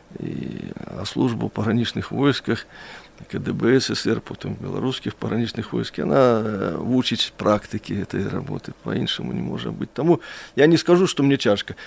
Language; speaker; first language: Belarusian; native; Belarusian